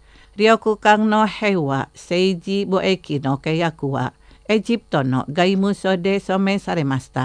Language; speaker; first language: Japanese; non-native, fluent; Indonesian